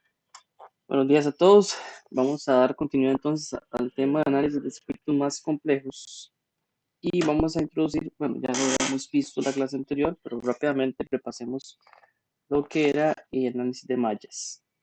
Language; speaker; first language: Spanish; native; Spanish